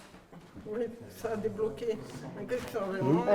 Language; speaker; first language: French; native; French